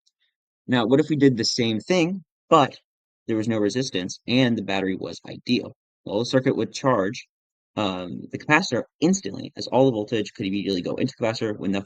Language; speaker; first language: English; native; English